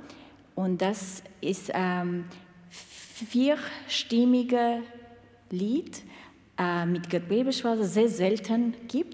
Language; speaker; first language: German; non-native, learner; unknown